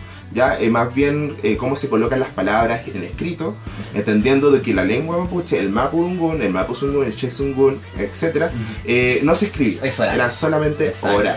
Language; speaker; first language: Spanish; native; Spanish